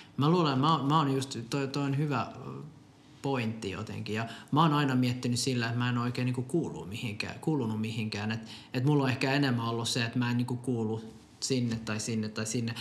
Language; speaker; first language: Finnish; non-native, local second language; Swedish